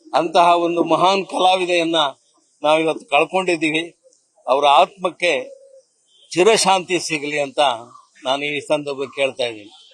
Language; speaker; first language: Kannada; native; Kannada